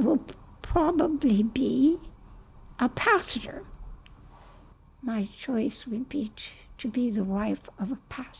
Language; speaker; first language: English; native; English